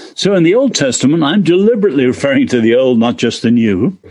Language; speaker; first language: English; native; English